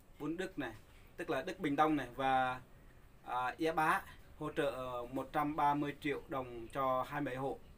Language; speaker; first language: Vietnamese; non-native, local second language; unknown